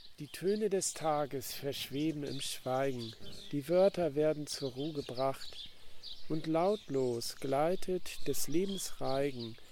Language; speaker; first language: German; native; German